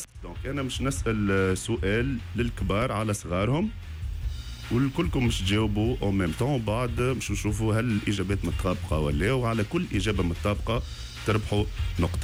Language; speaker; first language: Arabic; native; Arabic